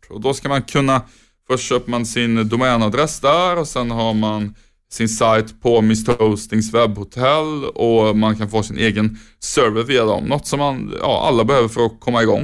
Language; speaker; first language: Swedish; native; Swedish